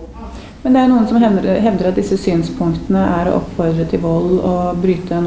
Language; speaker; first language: Norwegian; native; Norwegian